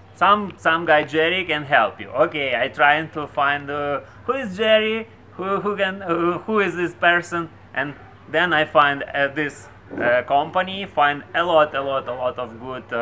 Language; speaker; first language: English; non-native, learner; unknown